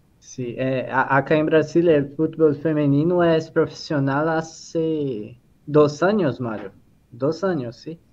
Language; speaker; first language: Spanish; non-native, fluent; Portuguese